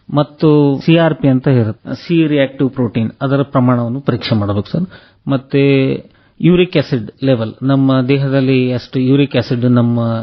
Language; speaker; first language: Kannada; native; Kannada